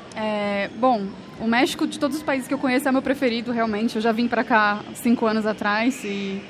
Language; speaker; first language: Spanish; non-native, learner; Portuguese